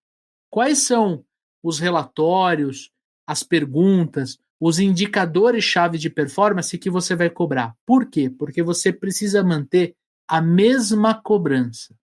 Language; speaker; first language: Portuguese; native; Portuguese